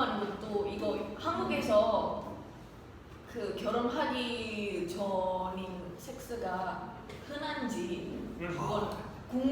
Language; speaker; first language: Korean; non-native, learner; Indonesian